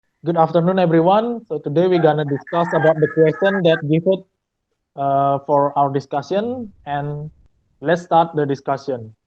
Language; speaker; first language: English; non-native, learner; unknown